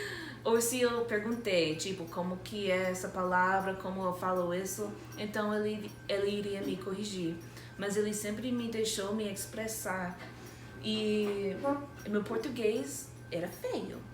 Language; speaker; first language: Portuguese; non-native, fluent; English